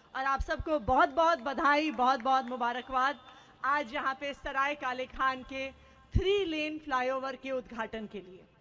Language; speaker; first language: Hindi; native; Hindi